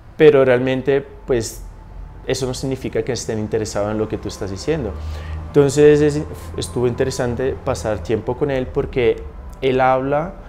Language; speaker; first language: Spanish; non-native, fluent; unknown